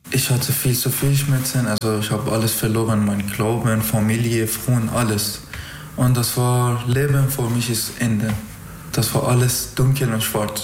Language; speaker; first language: German; non-native, learner; Persian